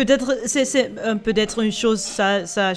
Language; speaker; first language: French; non-native, learner; Dutch